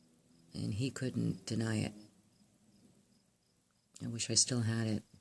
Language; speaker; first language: English; native; English